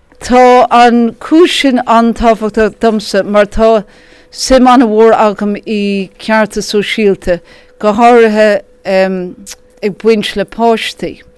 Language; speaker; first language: Irish; non-native, local second language; English